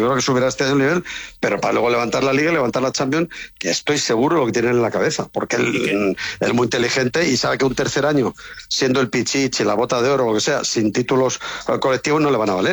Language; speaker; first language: Spanish; native; Spanish